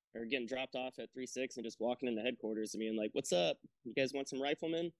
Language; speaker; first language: English; native; English